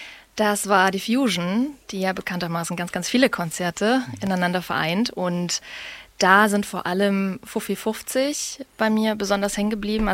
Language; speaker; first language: German; native; German